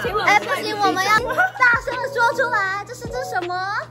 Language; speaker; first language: Chinese; native; Chinese